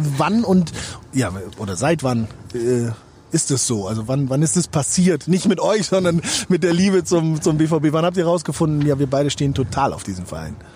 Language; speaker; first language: German; native; German